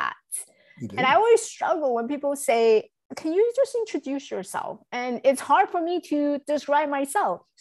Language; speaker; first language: English; non-native, fluent; Chinese